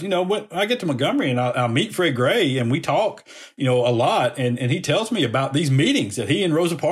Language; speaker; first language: English; native; English